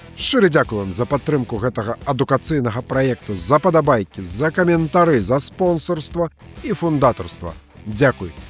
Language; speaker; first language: Belarusian; native; Belarusian